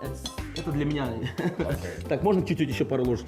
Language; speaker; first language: Russian; native; Russian